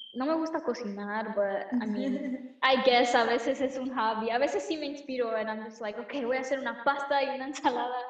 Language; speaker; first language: Spanish; early bilingual, heritage; Spanish